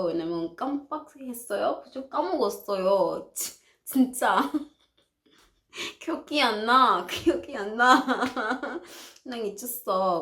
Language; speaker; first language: Korean; non-native, learner; English